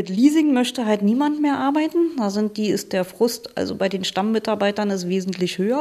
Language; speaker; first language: German; native; German